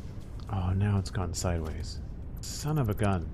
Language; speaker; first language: English; native; English